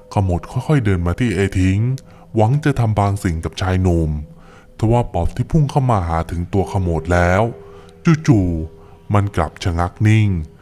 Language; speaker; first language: Thai; native; Thai